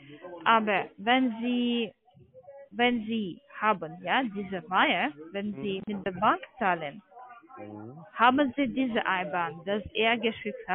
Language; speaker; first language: German; non-native, learner; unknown